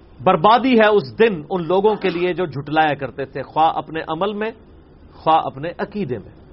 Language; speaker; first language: Urdu; non-native, local second language; Punjabi